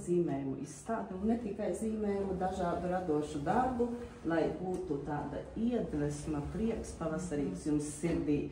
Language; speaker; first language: Latvian; native; Latvian